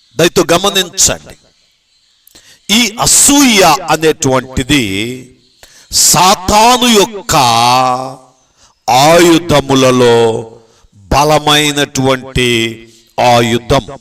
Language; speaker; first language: Telugu; native; Telugu